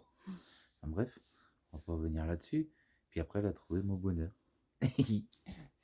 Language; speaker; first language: French; native; French